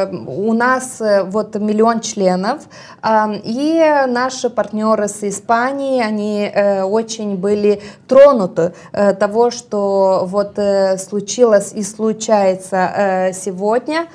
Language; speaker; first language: Russian; non-native, local second language; Romanian